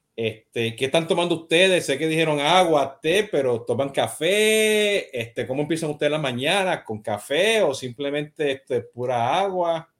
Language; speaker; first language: Spanish; native; Spanish